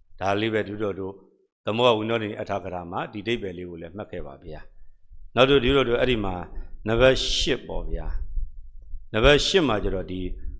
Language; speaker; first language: Burmese; native; Burmese